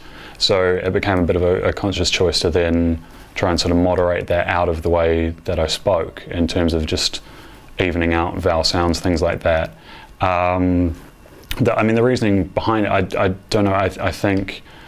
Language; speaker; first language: English; native; English